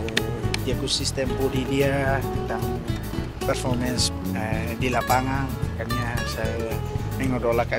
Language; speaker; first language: Indonesian; non-native, learner; Tetum